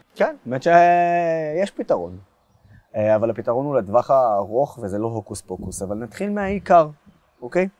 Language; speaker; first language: Hebrew; non-native, local second language; Arabic